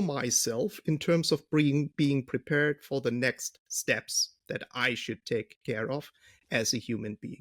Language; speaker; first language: English; non-native, fluent; German